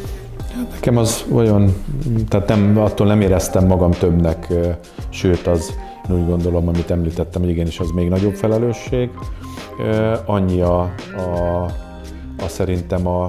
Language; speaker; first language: Hungarian; native; Hungarian